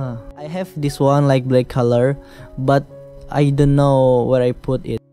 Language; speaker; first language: English; non-native, learner; Indonesian